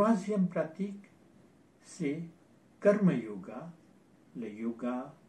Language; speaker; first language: French; non-native, fluent; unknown